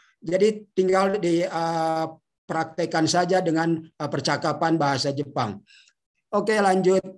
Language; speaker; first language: Indonesian; native; Indonesian